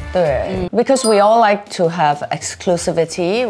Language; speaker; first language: English; native; English